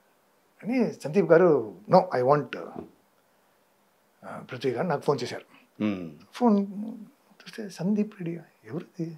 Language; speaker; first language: Telugu; non-native, fluent; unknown